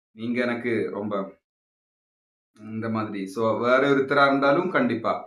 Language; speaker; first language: Tamil; non-native, local second language; Malayalam